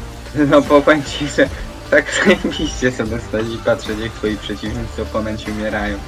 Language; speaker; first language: Polish; native; Polish